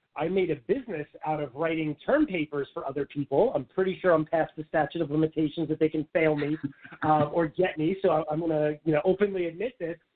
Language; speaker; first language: English; native; English